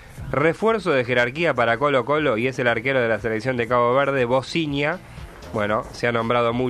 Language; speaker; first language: Spanish; native; Spanish